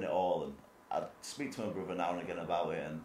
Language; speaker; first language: English; native; English